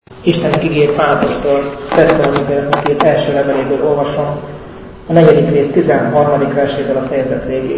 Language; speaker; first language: Hungarian; native; Hungarian